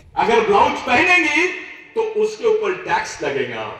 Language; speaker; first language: Hindi; non-native, local second language; Marathi